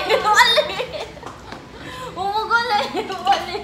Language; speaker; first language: Korean; non-native, learner; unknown